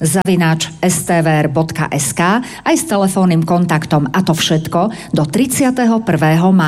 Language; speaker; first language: Slovak; native; Slovak